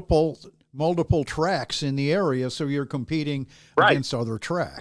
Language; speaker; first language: English; native; English